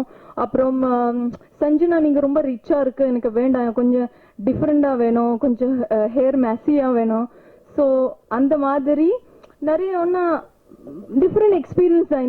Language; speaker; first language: Tamil; non-native, learner; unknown